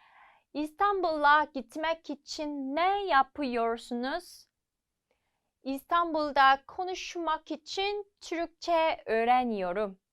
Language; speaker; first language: Turkish; non-native, fluent; Korean